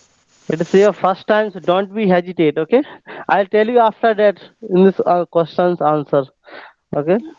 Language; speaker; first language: English; non-native, local second language; Hindi